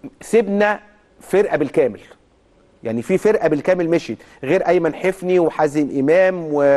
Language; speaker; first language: Arabic; native; Arabic